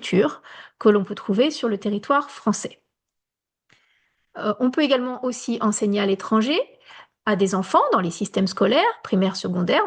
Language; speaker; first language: French; native; French